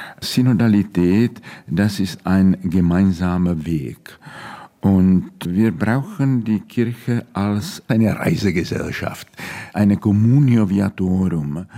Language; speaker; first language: German; non-native, fluent; Czech